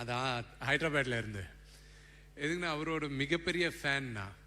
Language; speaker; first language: Tamil; non-native, local second language; Telugu